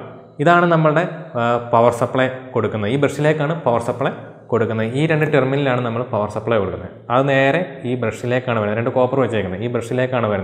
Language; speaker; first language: Malayalam; native; Malayalam